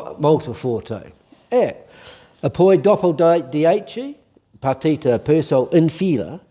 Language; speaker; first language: Italian; non-native, learner; English